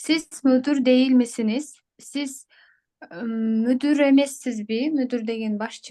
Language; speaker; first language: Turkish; non-native, learner; Kyrgyz